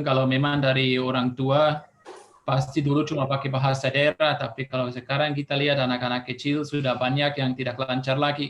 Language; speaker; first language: Indonesian; non-native, fluent; Swiss German